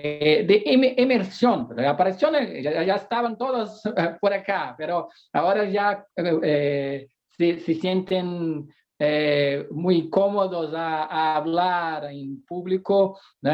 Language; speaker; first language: Spanish; non-native, fluent; Portuguese